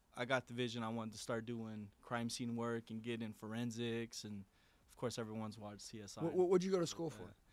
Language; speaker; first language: English; native; English